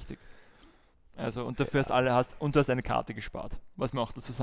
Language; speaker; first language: German; native; German